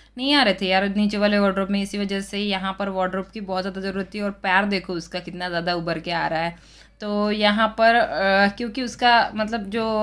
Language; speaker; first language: Hindi; non-native, local second language; Marathi